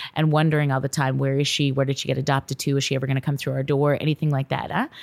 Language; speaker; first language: English; native; English